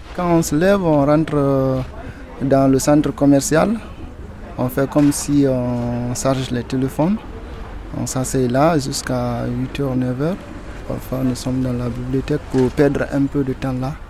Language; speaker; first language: French; non-native, local second language; Susu